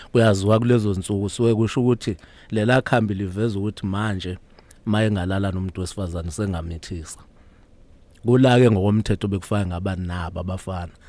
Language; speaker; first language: Zulu; native; Zulu